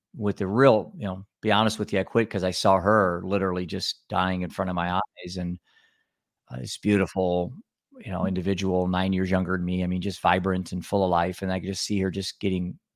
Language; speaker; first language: English; native; English